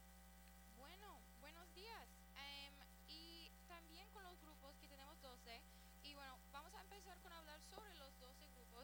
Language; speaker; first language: Spanish; early bilingual, heritage; Spanish